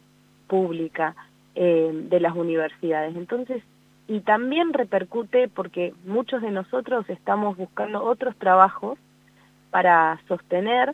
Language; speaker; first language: Spanish; native; Spanish